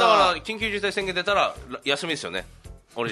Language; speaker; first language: Japanese; native; Japanese